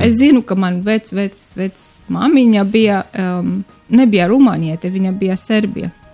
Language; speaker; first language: Latvian; non-native, learner; Romanian